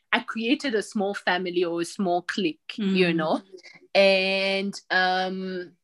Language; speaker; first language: English; non-native, fluent; Rundi